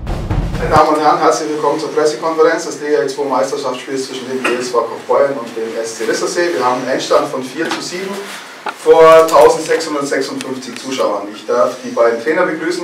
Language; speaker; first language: German; native; German